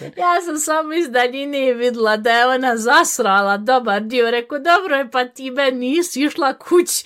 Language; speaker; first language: Bosnian; early bilingual, heritage; Bosnian